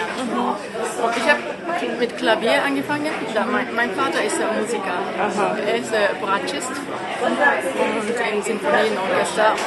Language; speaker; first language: German; non-native, fluent; Japanese